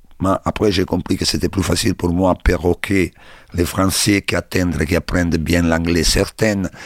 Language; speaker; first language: French; non-native, learner; Italian